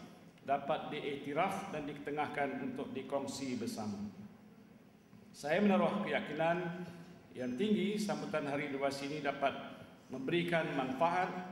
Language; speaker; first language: Malay; native; Malay